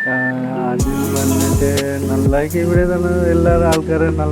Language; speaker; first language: Malayalam; non-native, local second language; Bangla